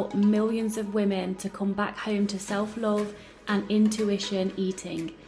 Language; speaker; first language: English; native; English